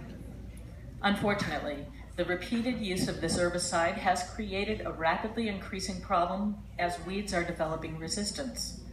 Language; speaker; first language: English; native; English